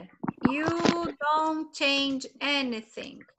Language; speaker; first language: English; non-native, fluent; Portuguese